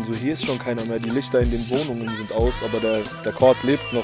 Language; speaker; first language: German; native; German